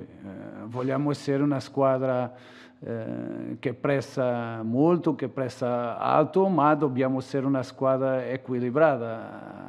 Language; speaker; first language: Italian; non-native, learner; Portuguese